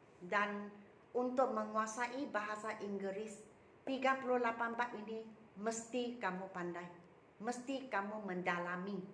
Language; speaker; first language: Malay; non-native, local second language; Chinese